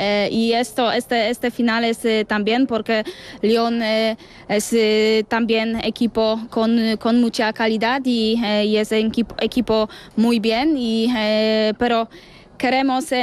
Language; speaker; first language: Spanish; non-native, learner; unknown